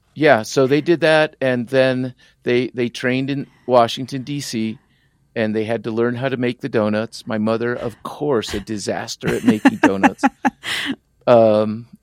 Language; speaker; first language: English; early bilingual, other home language; Spanish